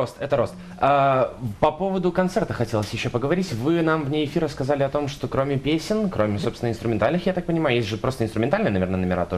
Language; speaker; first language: Russian; native; Russian